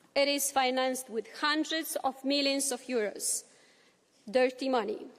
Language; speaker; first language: English; non-native, fluent; Romanian